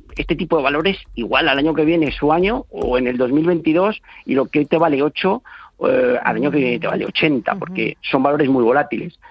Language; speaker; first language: Spanish; native; Spanish